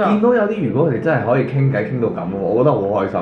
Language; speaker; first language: Chinese; native; Chinese